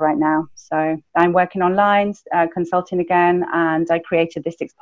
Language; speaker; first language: English; native; English